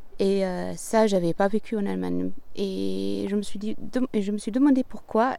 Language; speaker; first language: French; non-native, fluent; German